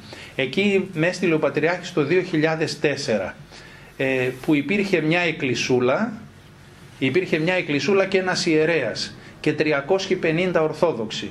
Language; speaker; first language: Greek; native; Greek